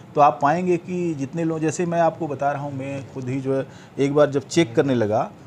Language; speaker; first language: Hindi; native; Hindi